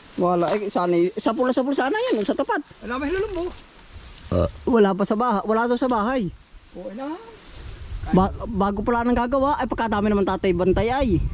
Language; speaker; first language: Filipino; native; Filipino